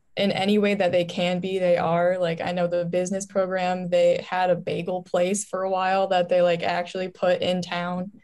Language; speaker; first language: English; native; English